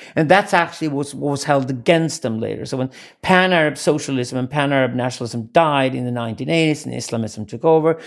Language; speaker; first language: English; non-native, fluent; Swedish